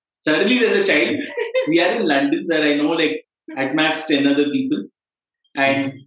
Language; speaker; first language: English; non-native, local second language; Kannada